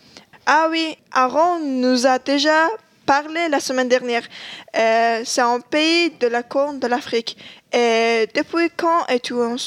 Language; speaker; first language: French; non-native, learner; Persian